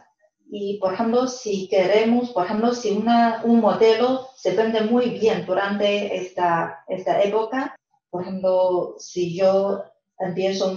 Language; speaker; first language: Spanish; non-native, fluent; Chinese